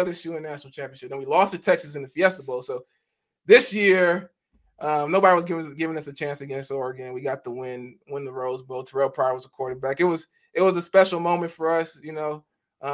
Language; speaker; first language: English; native; English